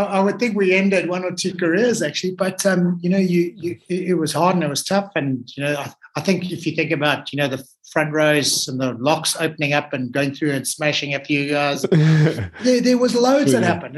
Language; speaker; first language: English; native; English